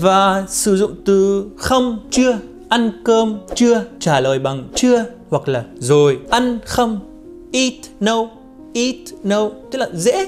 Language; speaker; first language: Vietnamese; non-native, fluent; Arabic